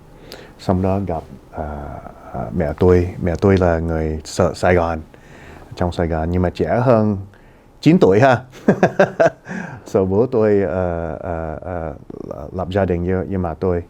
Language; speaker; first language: Vietnamese; early bilingual, heritage; Vietnamese